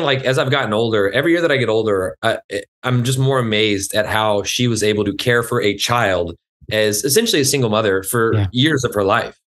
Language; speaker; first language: English; native; English